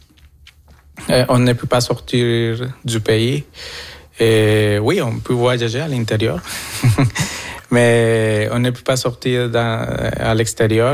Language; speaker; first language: French; non-native, fluent; Spanish